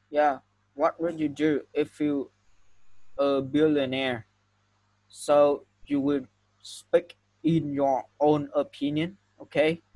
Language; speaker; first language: English; non-native, fluent; Vietnamese